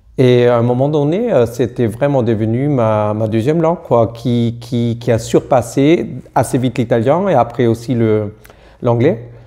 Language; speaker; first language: French; non-native, fluent; German